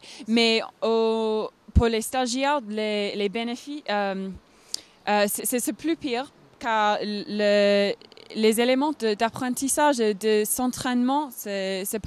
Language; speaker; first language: French; non-native, fluent; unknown